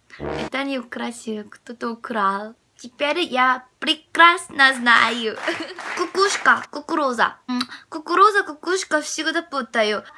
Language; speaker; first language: Russian; non-native, fluent; Korean